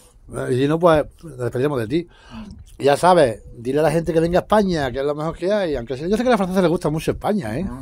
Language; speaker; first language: Spanish; native; Spanish